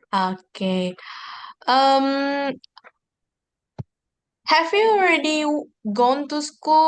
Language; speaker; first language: English; non-native, fluent; Indonesian